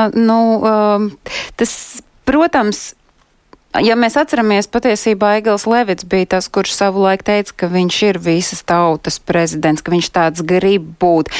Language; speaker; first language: Latvian; native; Latvian